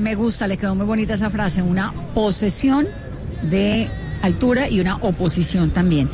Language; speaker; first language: Spanish; native; Spanish